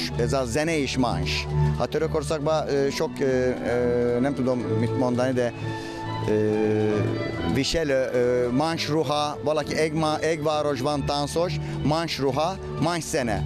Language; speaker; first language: Hungarian; non-native, learner; Turkish